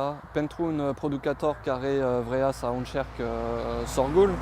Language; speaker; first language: Romanian; non-native, fluent; French